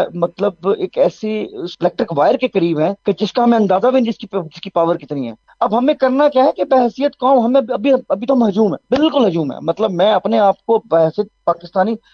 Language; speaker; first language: Urdu; non-native, local second language; Saraiki